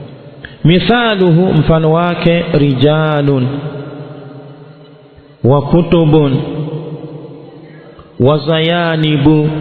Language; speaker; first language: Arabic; non-native, fluent; Swahili